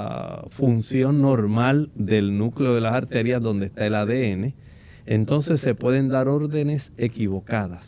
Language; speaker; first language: Spanish; native; Spanish